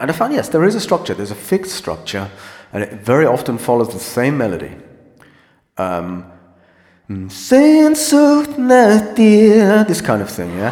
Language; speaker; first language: English; native; English